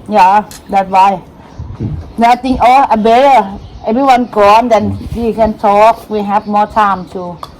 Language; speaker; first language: English; non-native, fluent; Thai